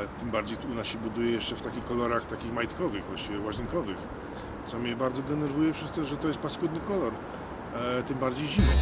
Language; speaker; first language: Polish; early bilingual, heritage; Polish